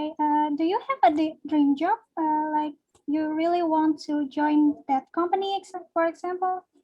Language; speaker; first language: English; non-native, learner; Indonesian